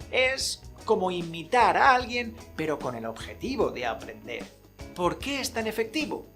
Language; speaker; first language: Spanish; native; Spanish